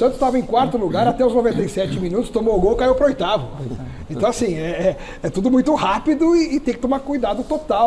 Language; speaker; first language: Portuguese; native; Portuguese